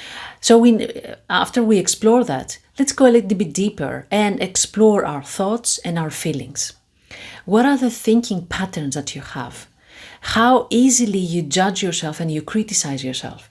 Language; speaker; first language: English; non-native, fluent; Greek